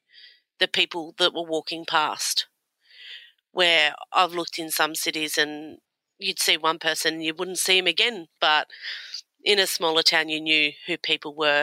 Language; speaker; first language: English; native; English